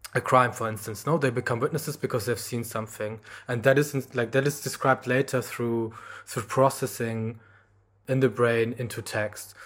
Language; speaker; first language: English; non-native, fluent; German